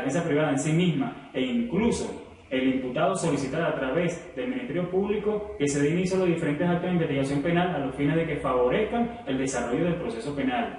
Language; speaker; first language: Spanish; native; Spanish